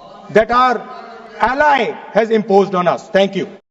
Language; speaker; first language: English; non-native, local second language; Hindi